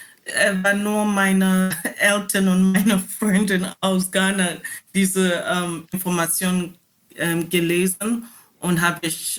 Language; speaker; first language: German; non-native, learner; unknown